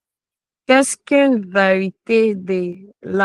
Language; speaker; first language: French; non-native, learner; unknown